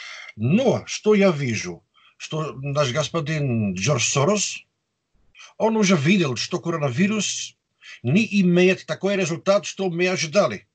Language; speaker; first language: Russian; non-native, fluent; Dutch